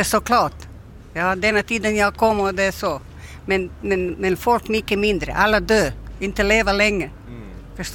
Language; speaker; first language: Swedish; non-native, learner; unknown